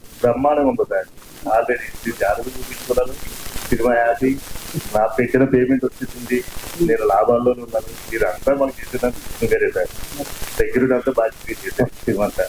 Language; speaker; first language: Telugu; native; Telugu